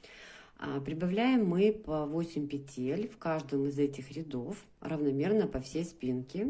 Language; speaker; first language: Russian; native; Russian